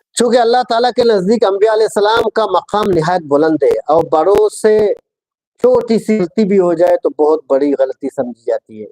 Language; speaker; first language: Urdu; non-native, local second language; Baluchi